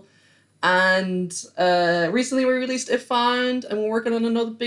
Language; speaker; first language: English; native; English